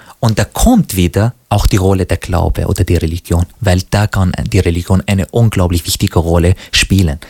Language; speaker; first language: German; non-native, fluent; Arabic